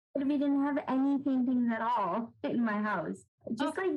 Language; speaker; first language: English; non-native, local second language; Urdu